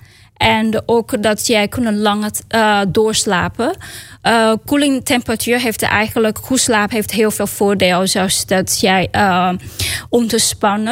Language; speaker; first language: Dutch; non-native, learner; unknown